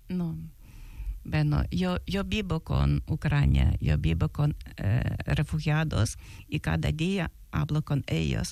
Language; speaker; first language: Spanish; non-native, learner; Ukrainian